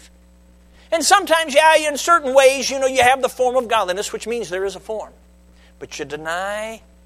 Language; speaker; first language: English; native; English